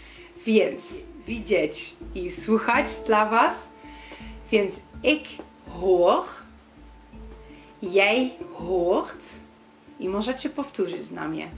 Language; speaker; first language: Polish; non-native, learner; Dutch